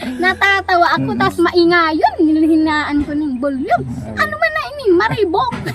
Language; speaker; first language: Filipino; non-native, local second language; Bikol